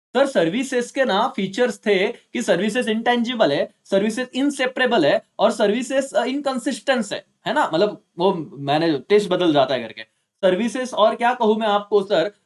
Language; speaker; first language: Hindi; non-native, local second language; Marathi